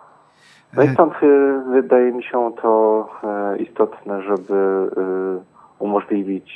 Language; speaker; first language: Polish; native; Polish